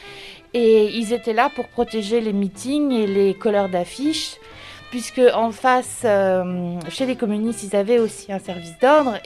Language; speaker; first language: French; native; French